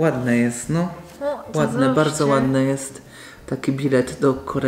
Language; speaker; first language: Polish; native; Polish